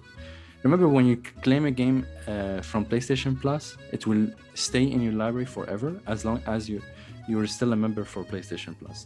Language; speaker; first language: English; non-native, fluent; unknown